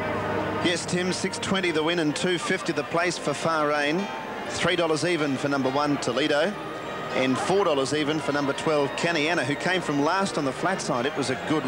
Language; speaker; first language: English; native; English